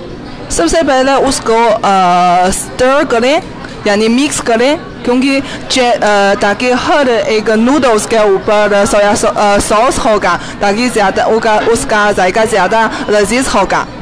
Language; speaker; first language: Hindi; non-native, fluent; Chinese